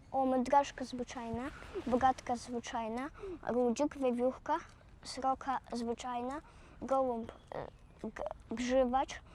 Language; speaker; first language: Polish; early bilingual, other home language; Russian